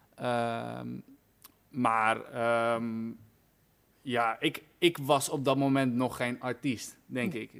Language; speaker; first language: Dutch; native; Dutch